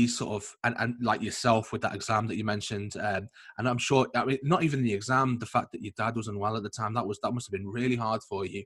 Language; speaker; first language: English; native; English